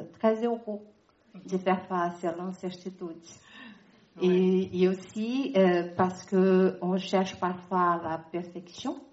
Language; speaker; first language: French; non-native, fluent; Portuguese